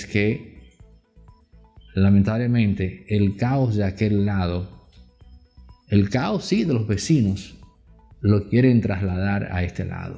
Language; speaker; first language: Spanish; native; Spanish